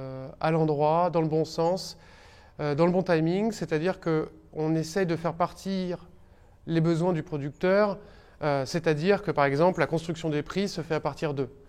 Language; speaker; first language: French; native; French